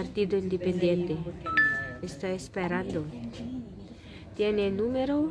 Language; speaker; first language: Spanish; non-native, learner; Filipino